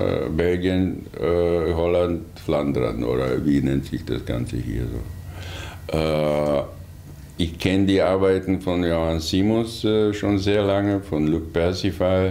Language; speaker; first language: German; non-native, fluent; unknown